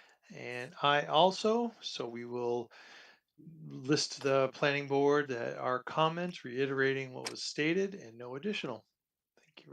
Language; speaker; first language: English; native; English